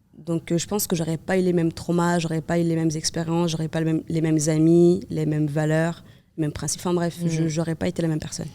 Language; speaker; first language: French; non-native, fluent; Kabuverdianu